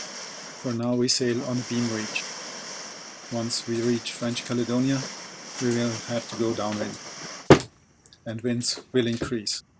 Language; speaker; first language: English; non-native, fluent; German